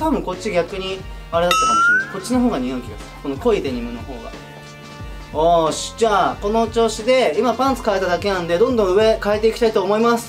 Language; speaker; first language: Japanese; native; Japanese